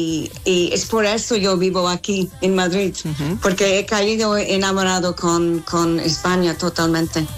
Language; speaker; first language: Spanish; non-native, learner; English